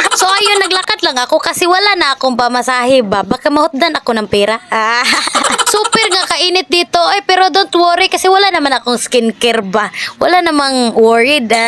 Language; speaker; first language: Filipino; non-native, local second language; Cebuano